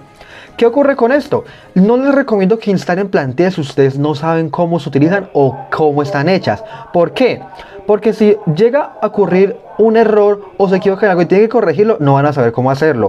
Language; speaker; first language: Spanish; native; Spanish